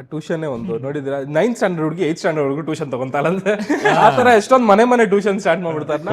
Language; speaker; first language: Kannada; non-native, local second language; Marwari